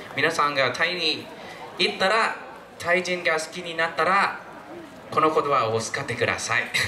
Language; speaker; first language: Japanese; non-native, fluent; Thai